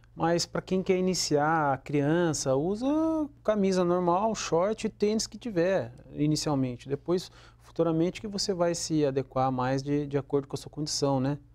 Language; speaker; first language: Portuguese; native; Portuguese